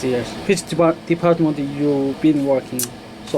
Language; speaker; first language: English; non-native, learner; Korean